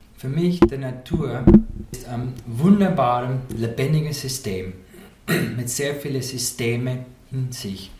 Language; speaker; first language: German; non-native, fluent; English